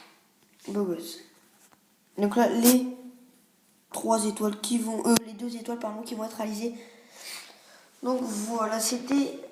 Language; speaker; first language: French; native; French